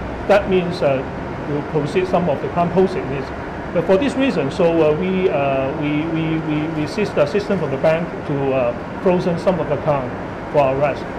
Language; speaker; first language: English; non-native, local second language; Cantonese